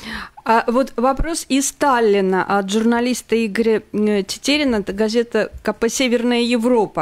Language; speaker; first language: Russian; native; Russian